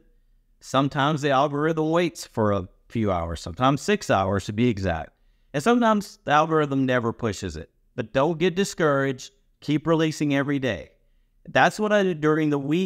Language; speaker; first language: English; native; English